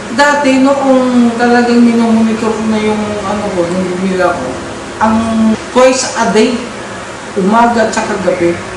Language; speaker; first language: Filipino; non-native, local second language; Cebuano